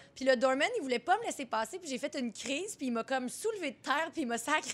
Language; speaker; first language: French; native; French